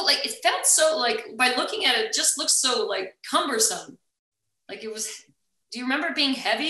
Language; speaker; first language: English; native; English